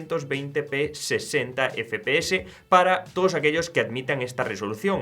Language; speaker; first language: Spanish; native; Spanish